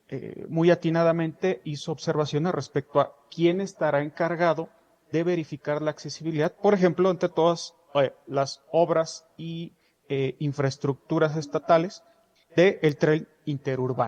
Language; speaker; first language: Spanish; native; Spanish